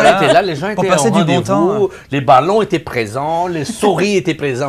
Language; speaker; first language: French; non-native, fluent; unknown